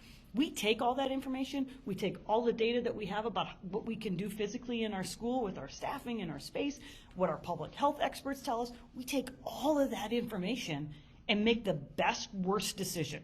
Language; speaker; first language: English; native; English